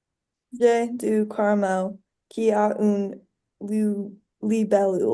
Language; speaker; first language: French; non-native, learner; English